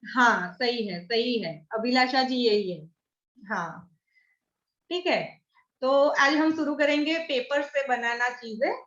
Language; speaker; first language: Hindi; non-native, local second language; Gujarati